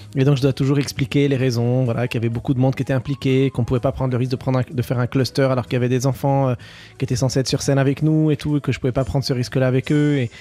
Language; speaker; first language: French; early bilingual, other home language; Arabic